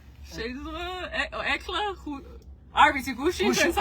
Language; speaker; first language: Georgian; early bilingual, heritage; Georgian